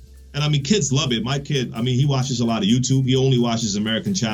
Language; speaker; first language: English; non-native, fluent; Dutch